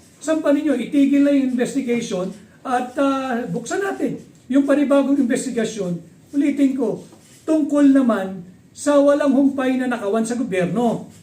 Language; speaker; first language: Filipino; native; Filipino